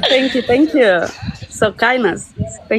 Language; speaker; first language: English; non-native, learner; Romanian